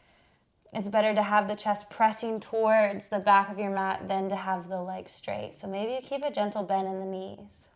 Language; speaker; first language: English; native; English